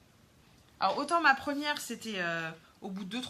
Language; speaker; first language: French; native; French